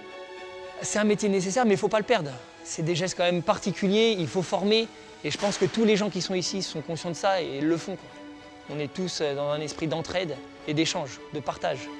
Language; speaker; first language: French; native; French